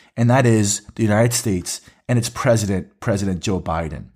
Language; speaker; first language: English; early bilingual, other home language; Hebrew